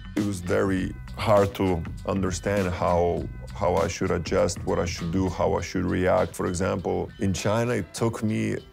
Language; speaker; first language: English; non-native, fluent; Lithuanian